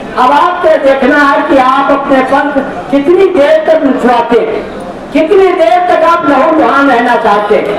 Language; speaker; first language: Hindi; native; Hindi